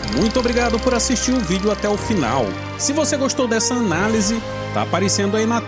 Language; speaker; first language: Portuguese; native; Portuguese